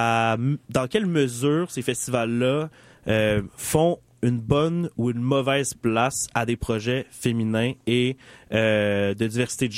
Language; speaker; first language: French; native; French